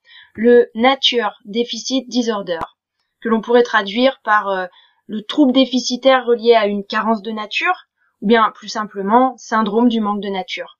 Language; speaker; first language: French; native; French